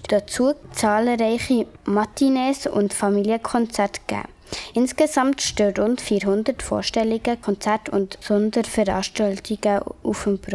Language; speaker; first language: German; native; German